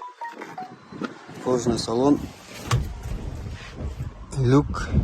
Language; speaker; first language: Russian; non-native, local second language; Kazakh